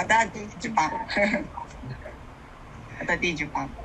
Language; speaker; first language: Indonesian; non-native, learner; Japanese